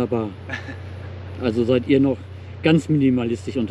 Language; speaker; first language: German; native; German